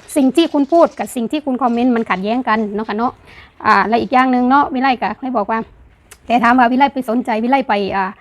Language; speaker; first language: Thai; non-native, local second language; Northeastern Thai